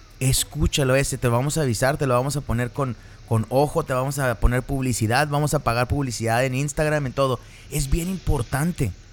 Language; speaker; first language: Spanish; native; Spanish